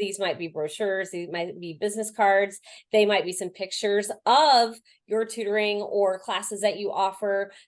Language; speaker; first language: English; native; English